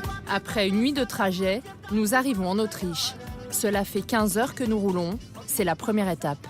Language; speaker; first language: French; native; French